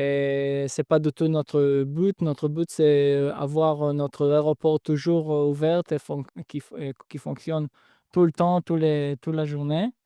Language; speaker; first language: French; non-native, fluent; Hebrew